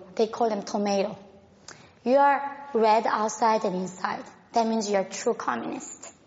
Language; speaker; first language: English; non-native, fluent; Korean